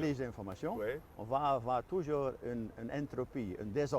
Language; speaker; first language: French; non-native, fluent; Dutch